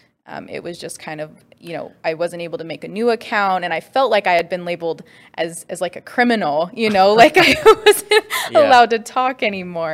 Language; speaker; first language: English; native; English